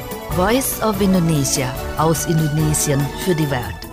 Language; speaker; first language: German; non-native, fluent; Indonesian